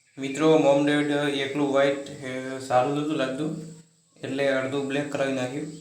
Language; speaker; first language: Gujarati; native; Gujarati